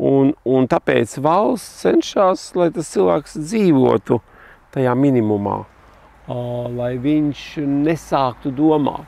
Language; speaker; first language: Latvian; native; Latvian